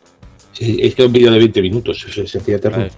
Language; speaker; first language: Spanish; native; Spanish